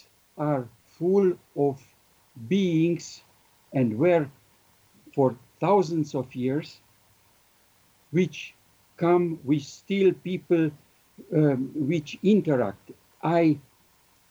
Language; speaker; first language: English; non-native, fluent; Romanian